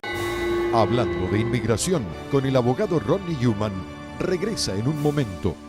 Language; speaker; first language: Spanish; native; Spanish